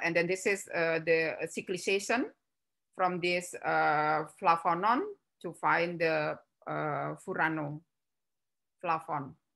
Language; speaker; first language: English; non-native, fluent; Javanese